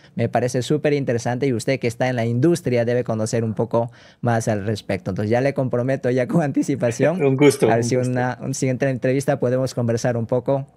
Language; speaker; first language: Spanish; non-native, fluent; Korean